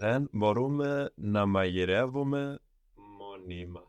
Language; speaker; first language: Greek; non-native, learner; English